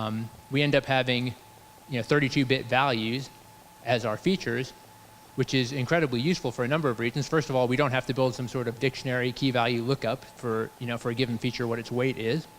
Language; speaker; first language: English; native; English